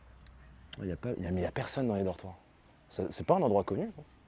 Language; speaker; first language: French; native; French